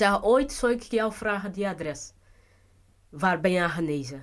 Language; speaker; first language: Dutch; non-native, fluent; Portuguese